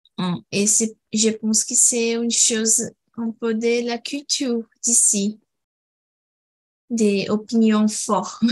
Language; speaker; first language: French; non-native, learner; Portuguese